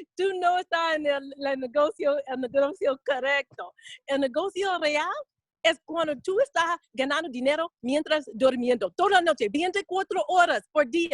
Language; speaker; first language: Spanish; non-native, fluent; English